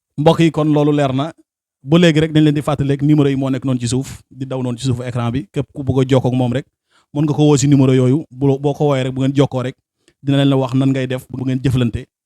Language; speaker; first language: Wolof; native; Wolof